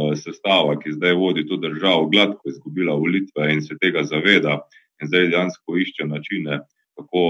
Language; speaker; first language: Slovenian; native; Slovenian